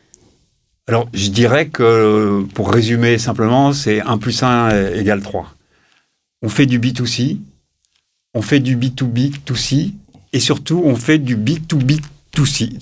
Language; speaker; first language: French; native; French